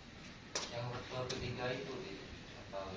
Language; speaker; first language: Indonesian; native; Indonesian